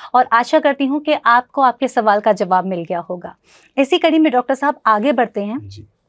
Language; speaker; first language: Hindi; native; Hindi